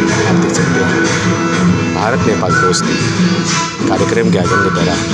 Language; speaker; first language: Hindi; native; Hindi